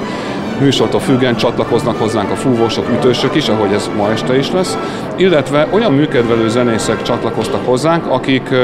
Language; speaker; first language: Hungarian; native; Hungarian